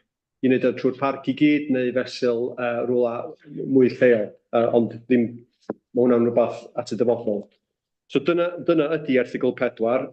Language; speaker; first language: Welsh; native; Welsh